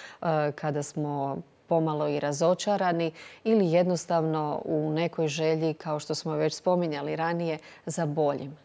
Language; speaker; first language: Croatian; native; Croatian